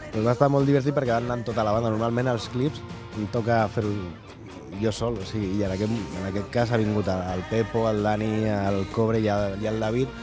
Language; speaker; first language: Catalan; non-native, local second language; Spanish